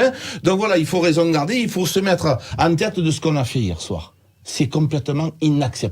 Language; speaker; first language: French; native; French